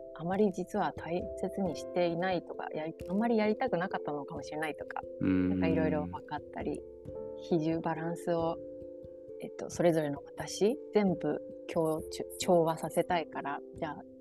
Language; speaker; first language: Japanese; early bilingual, other home language; Chinese